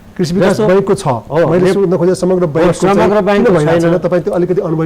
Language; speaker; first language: Nepali; native; Nepali